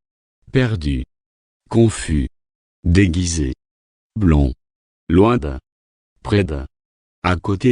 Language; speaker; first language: French; non-native, fluent; Arabic